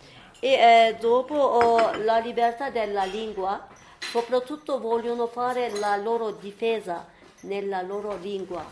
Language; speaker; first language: Italian; non-native, learner; Turkish